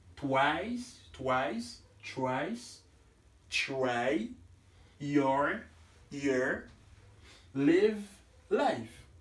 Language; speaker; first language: English; non-native, fluent; Haitian Creole